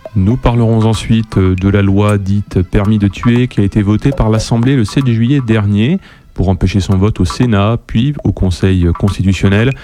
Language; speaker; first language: French; native; French